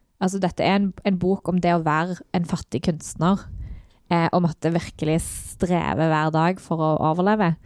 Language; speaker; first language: Norwegian; native; Norwegian